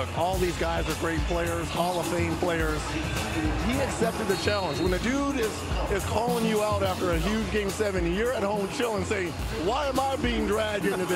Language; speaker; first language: English; native; English